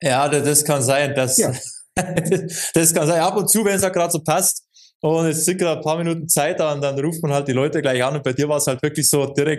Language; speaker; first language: German; native; German